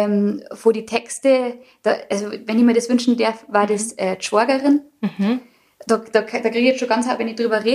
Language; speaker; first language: German; native; German